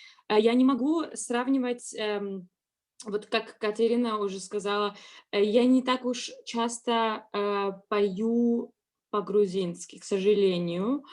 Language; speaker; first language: Russian; non-native, learner; Georgian